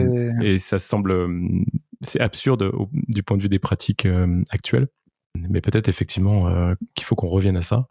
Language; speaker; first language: French; native; French